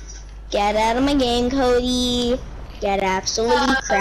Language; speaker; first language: English; native; English